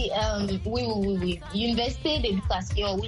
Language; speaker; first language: French; non-native, learner; Akan